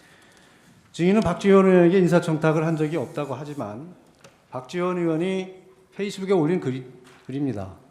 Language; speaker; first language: Korean; native; Korean